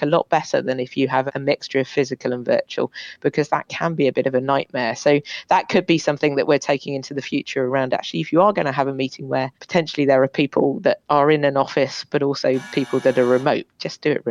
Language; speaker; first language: English; native; English